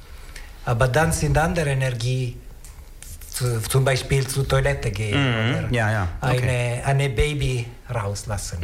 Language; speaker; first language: German; non-native, learner; Italian